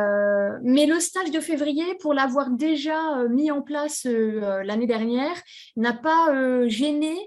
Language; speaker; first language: French; native; French